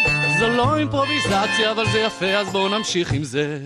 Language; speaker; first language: Hebrew; native; Hebrew